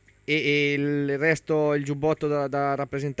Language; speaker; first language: Italian; native; Italian